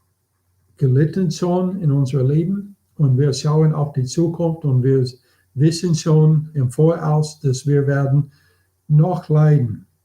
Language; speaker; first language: German; non-native, fluent; English